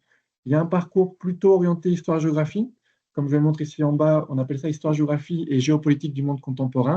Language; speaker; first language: French; native; French